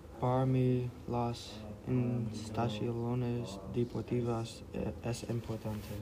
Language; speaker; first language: Spanish; non-native, learner; English